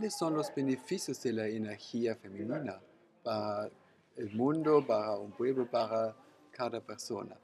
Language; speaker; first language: Spanish; non-native, fluent; German